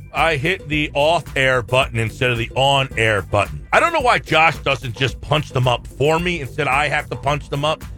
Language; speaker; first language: English; native; English